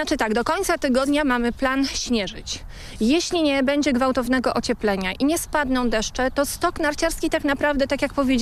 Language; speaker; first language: Polish; native; Polish